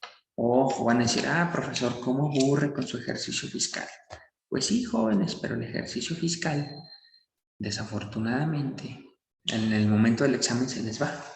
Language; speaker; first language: Spanish; native; Spanish